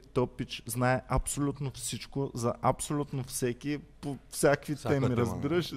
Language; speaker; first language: Bulgarian; native; Bulgarian